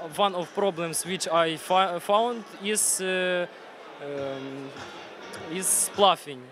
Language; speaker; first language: English; non-native, learner; Ukrainian